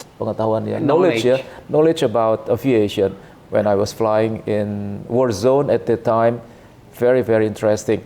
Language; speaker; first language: English; non-native, learner; Indonesian